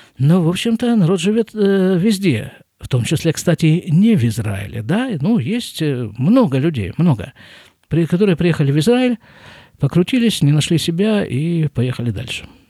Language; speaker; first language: Russian; native; Russian